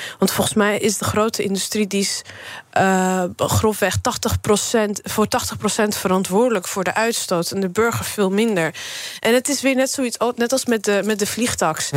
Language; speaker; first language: Dutch; early bilingual, other home language; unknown